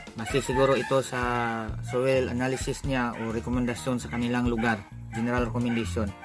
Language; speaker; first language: Filipino; non-native, local second language; Cebuano